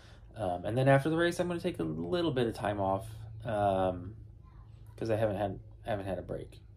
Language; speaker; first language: English; native; English